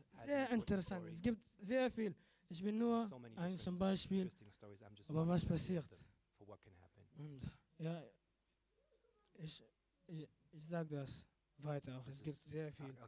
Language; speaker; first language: German; non-native, learner; Arabic